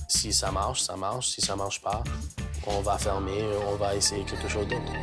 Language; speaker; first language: French; non-native, local second language; English